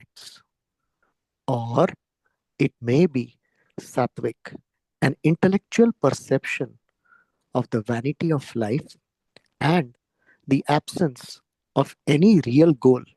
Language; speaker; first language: English; non-native, local second language; Hindi